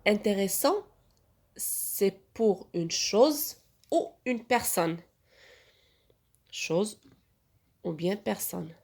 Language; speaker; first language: French; non-native, local second language; Arabic